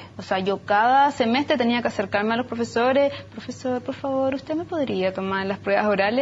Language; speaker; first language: Spanish; native; Spanish